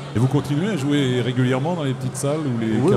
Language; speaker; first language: French; native; French